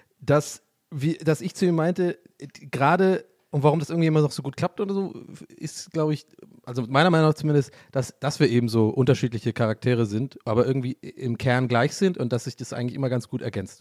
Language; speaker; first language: German; native; German